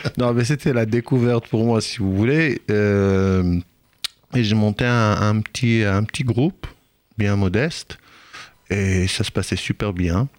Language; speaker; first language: French; non-native, fluent; Hebrew